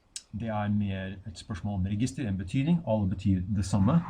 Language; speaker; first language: Norwegian; non-native, fluent; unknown